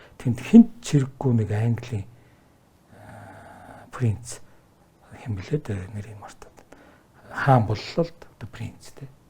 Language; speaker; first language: Mongolian; native; Mongolian